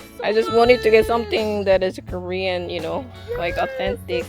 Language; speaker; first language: English; non-native, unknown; Korean